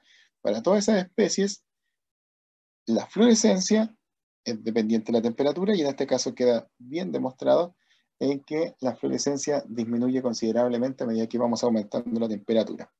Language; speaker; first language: Spanish; native; Spanish